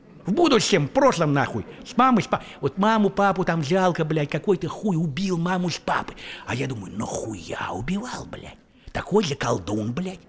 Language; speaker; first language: Russian; native; Russian